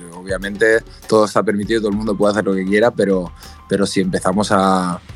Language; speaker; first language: Spanish; native; Spanish